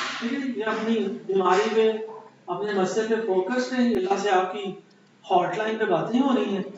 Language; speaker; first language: Urdu; non-native, local second language; Punjabi